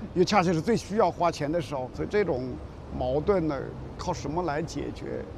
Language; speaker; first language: Chinese; native; Chinese